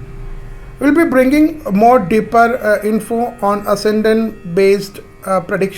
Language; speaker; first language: English; non-native, local second language; Hindi